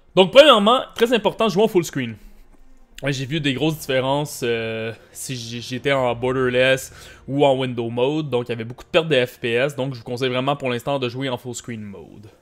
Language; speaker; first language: French; native; French